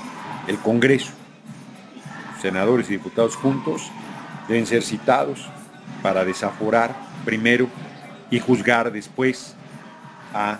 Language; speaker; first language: Spanish; native; Spanish